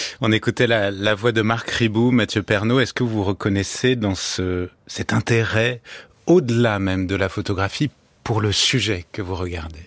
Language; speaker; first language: French; native; French